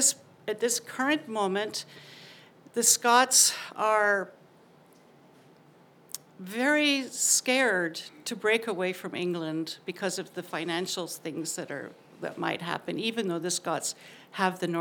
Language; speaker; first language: English; native; English